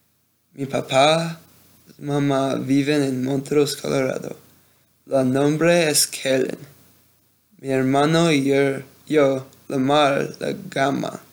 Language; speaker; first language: Spanish; non-native, learner; English